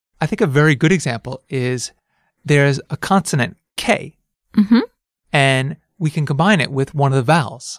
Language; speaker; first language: English; native; English